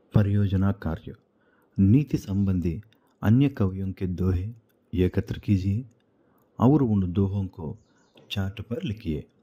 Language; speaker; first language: Hindi; non-native, local second language; Telugu